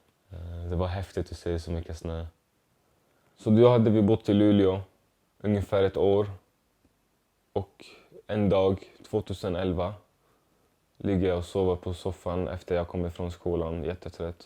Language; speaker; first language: Swedish; non-native, fluent; Arabic